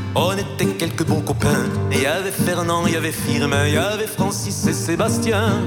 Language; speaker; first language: Dutch; non-native, fluent; French